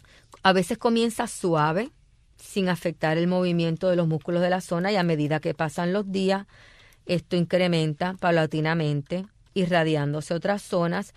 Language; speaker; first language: Spanish; native; Spanish